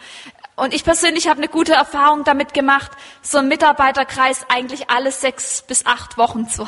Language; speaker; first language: German; native; German